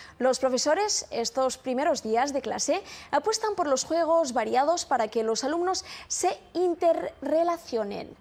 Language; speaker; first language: Spanish; non-native, fluent; Arabic